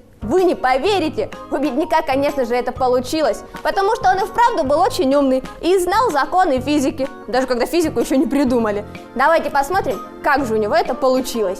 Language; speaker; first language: Russian; native; Russian